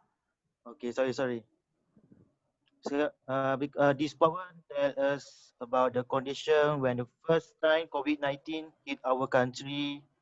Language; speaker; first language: English; non-native, local second language; Malay